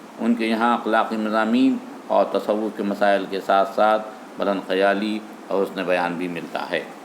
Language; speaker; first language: Urdu; native; Urdu